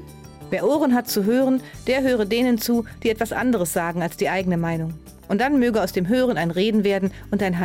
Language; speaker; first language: German; native; German